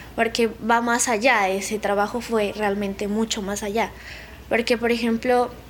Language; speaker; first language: Spanish; native; Spanish